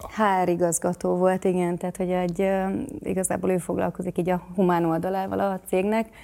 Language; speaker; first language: Hungarian; native; Hungarian